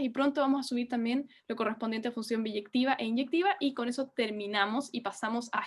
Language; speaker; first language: Spanish; native; Spanish